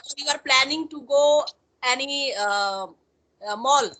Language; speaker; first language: English; non-native, local second language; Hindi